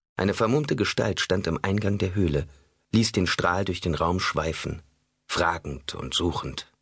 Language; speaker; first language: German; native; German